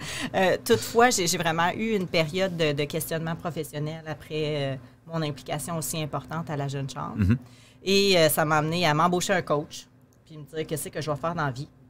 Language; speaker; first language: French; native; French